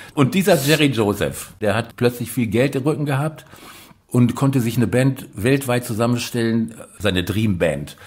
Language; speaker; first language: German; native; German